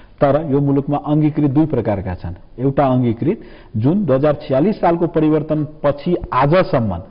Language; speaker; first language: Nepali; non-native, local second language; Maithili